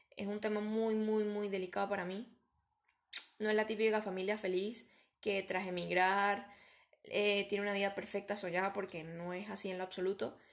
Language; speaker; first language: Spanish; native; Spanish